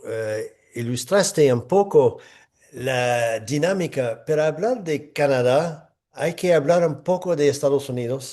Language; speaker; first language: Spanish; non-native, fluent; English